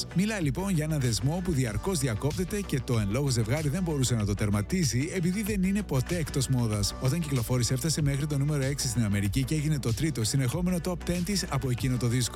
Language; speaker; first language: Greek; native; Greek